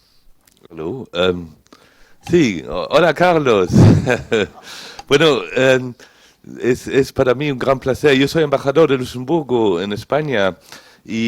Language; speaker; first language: Spanish; non-native, learner; Luxembourgish